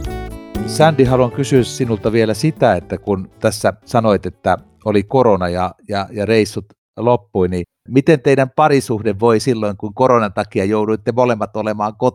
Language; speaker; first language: Finnish; native; Finnish